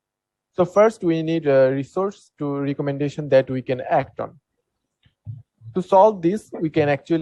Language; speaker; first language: English; non-native, local second language; Bangla